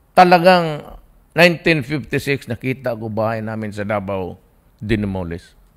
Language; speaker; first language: Filipino; non-native, local second language; Cebuano